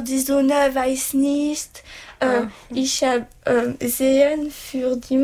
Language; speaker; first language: German; non-native, learner; French